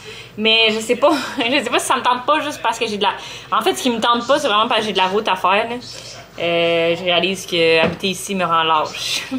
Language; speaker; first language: French; native; French